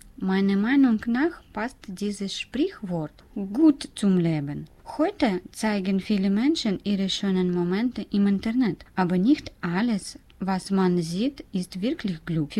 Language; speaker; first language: German; non-native, learner; Russian